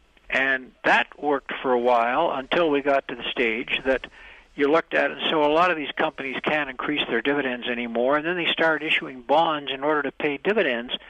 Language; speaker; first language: English; native; English